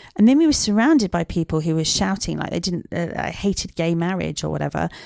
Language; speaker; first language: English; native; English